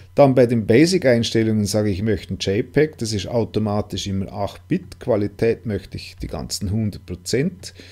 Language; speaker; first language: German; non-native, local second language; Swiss German